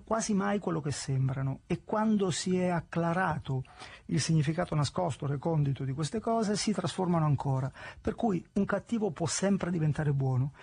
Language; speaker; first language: Italian; native; Italian